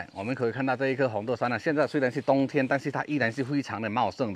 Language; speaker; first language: Chinese; native; Chinese